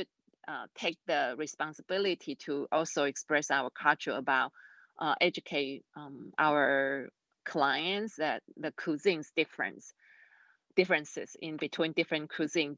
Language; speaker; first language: English; non-native, fluent; Chinese